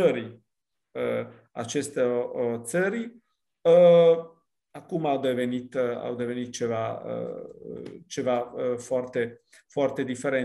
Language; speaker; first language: Romanian; non-native, fluent; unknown